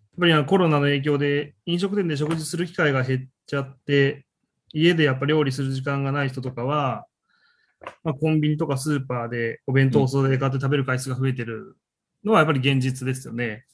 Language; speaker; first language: Japanese; native; Japanese